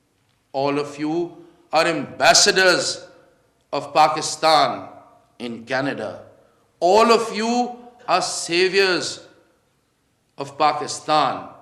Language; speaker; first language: English; non-native, local second language; Urdu